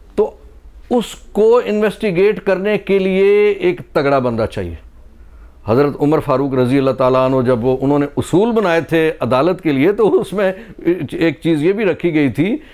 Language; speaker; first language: Urdu; non-native, local second language; Pahari-Potwari